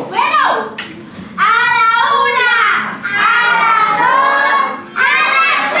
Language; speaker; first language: Spanish; native; Spanish